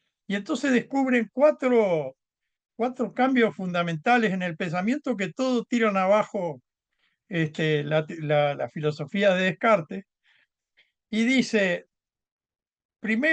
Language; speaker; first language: Spanish; native; Spanish